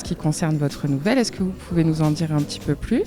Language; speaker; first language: French; native; French